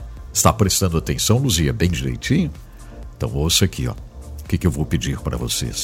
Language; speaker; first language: Portuguese; native; Portuguese